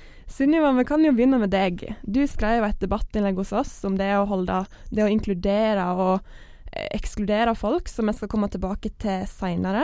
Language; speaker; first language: Norwegian; native; Norwegian